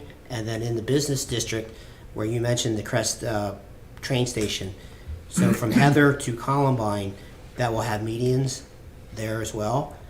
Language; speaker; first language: English; native; English